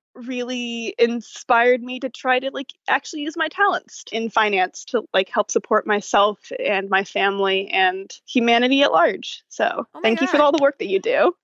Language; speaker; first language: English; native; English